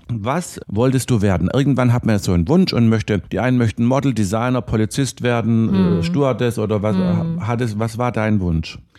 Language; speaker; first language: German; native; German